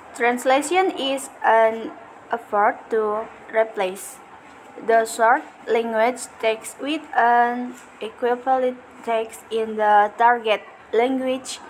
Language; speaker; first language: English; non-native, learner; Indonesian